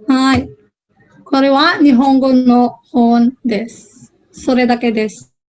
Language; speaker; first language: Japanese; non-native, fluent; Filipino